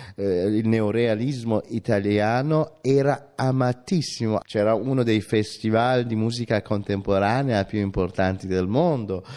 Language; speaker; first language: Italian; non-native, fluent; Persian